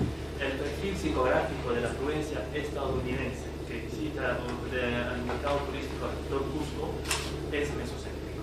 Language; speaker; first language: Spanish; native; Spanish